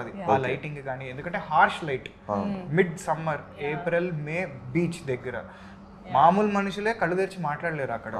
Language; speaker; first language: Telugu; native; Telugu